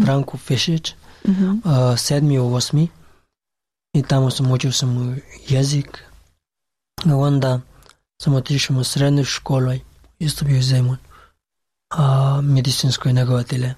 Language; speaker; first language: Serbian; non-native, learner; Pashto